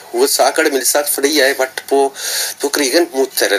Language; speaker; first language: Norwegian; non-native, learner; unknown